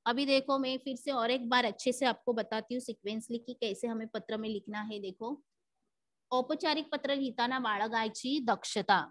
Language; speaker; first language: Hindi; non-native, local second language; Marathi